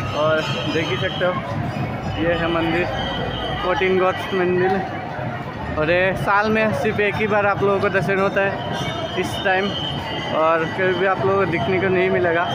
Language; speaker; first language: Hindi; non-native, local second language; Bangla